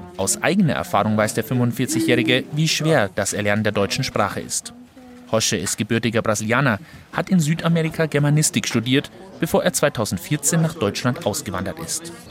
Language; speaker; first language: German; native; German